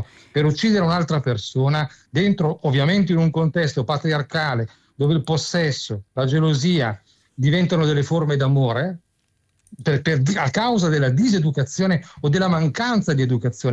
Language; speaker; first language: Italian; native; Italian